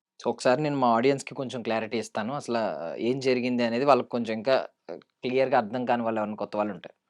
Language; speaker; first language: Telugu; native; Telugu